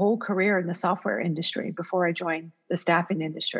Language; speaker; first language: English; early bilingual, other home language; Italian